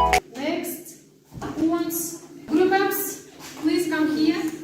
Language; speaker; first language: English; non-native, learner; Kazakh